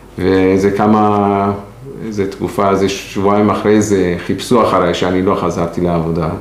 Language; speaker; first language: Hebrew; non-native, fluent; Persian